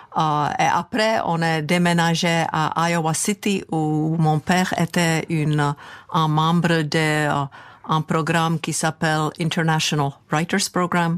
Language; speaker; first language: French; non-native, fluent; Czech